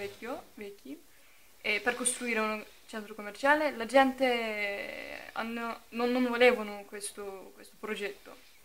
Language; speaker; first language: Italian; non-native, fluent; Turkish